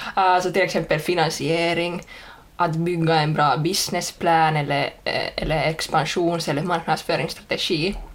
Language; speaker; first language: Swedish; native; Swedish